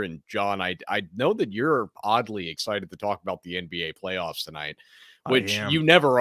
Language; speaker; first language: English; native; English